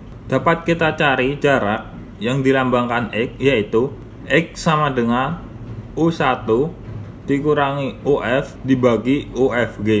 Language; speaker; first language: Indonesian; native; Indonesian